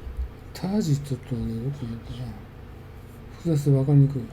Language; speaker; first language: Japanese; native; Japanese